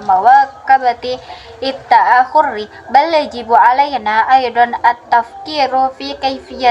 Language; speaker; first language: Arabic; non-native, fluent; Indonesian